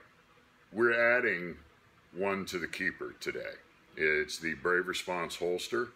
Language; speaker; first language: English; native; English